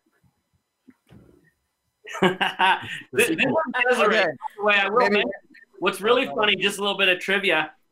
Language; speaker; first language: English; native; English